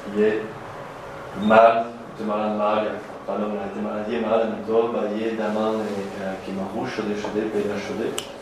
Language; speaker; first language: Persian; non-native, fluent; French